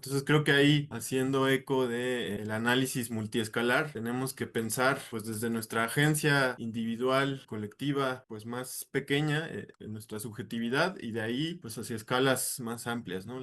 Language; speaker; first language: Spanish; native; Spanish